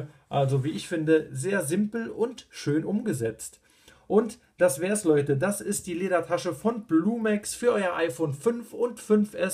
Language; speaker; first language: German; native; German